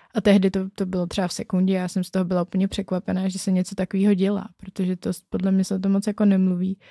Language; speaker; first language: Czech; native; Czech